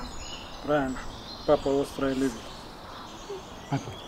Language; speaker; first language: Russian; native; Russian